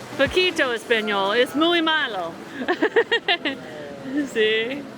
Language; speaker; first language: Spanish; non-native, learner; English